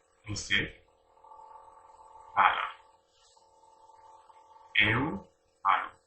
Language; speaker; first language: Portuguese; non-native, learner; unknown